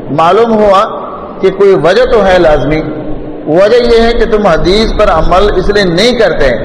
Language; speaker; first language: Urdu; non-native, local second language; Pashto